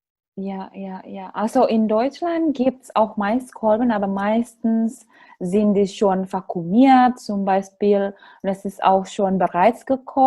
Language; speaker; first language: German; non-native, fluent; Indonesian